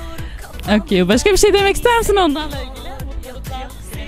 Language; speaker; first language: Turkish; native; Turkish